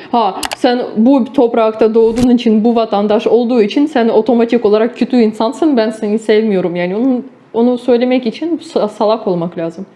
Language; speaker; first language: Turkish; non-native, fluent; Ukrainian